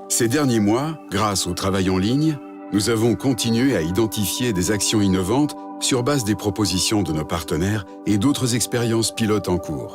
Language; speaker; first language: French; native; French